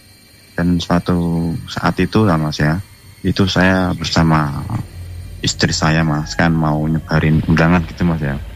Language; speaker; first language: Indonesian; non-native, local second language; Javanese